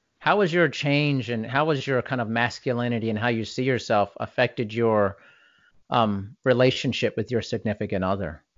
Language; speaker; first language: English; native; English